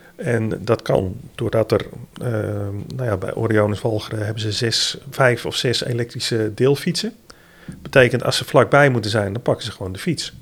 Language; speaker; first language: Dutch; native; Dutch